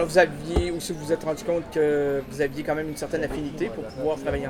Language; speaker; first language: French; native; French